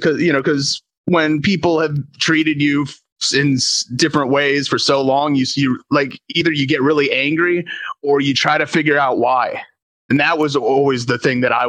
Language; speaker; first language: English; native; English